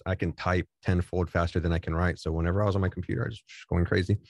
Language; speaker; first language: English; native; English